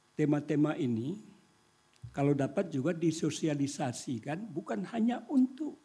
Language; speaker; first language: Indonesian; non-native, local second language; Minangkabau